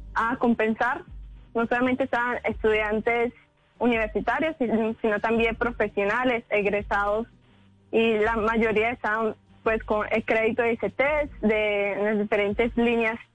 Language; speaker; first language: Spanish; native; Spanish